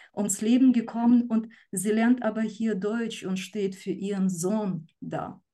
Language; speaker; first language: German; non-native, fluent; Ukrainian